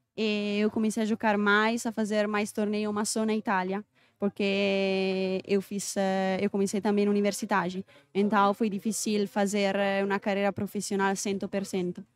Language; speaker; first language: Portuguese; non-native, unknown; Italian